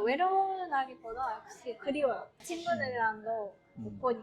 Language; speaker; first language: Korean; non-native, fluent; Japanese